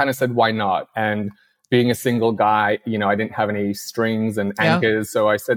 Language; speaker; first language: English; non-native, local second language; Cantonese